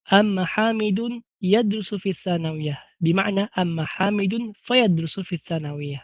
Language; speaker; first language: Arabic; non-native, fluent; Filipino